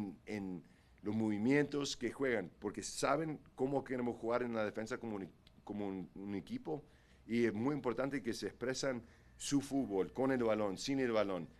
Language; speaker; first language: Spanish; early bilingual, heritage; Spanish